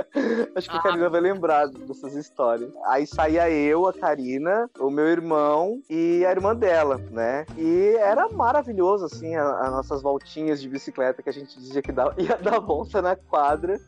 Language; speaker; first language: Portuguese; native; Portuguese